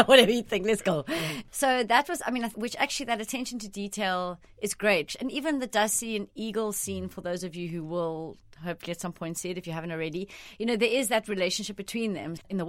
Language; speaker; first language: English; non-native, local second language; Italian